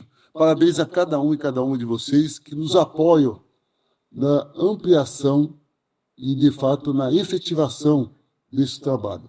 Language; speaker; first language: Portuguese; native; Portuguese